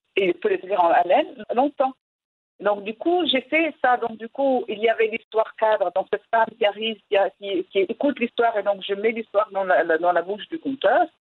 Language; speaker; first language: French; non-native, local second language; Arabic